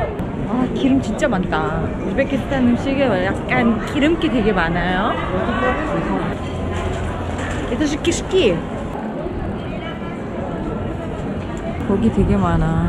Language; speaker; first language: Korean; non-native, fluent; Russian